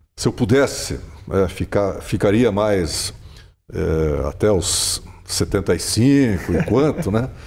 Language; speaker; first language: Portuguese; non-native, local second language; German